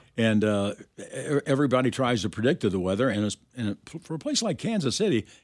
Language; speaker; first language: English; native; English